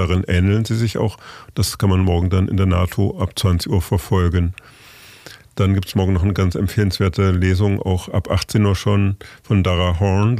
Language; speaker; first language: German; native; German